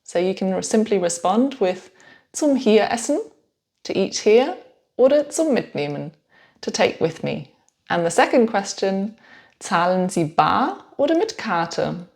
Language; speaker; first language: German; non-native, fluent; English